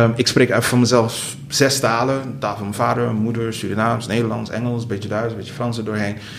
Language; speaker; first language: Dutch; early bilingual, other home language; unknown